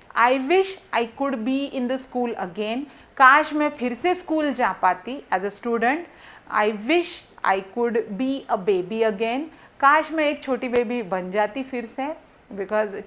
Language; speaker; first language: Hindi; non-native, local second language; Marathi